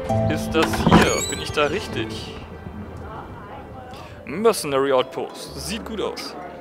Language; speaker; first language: German; native; German